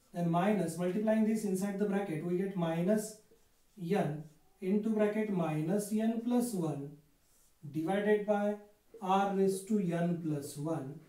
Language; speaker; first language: English; non-native, local second language; Marathi